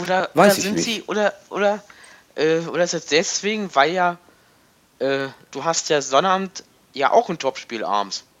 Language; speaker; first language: German; native; German